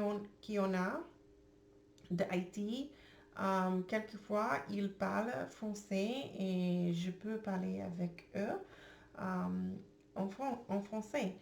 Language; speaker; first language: French; non-native, learner; English